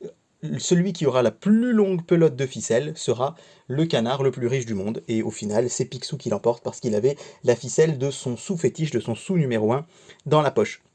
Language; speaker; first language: French; native; French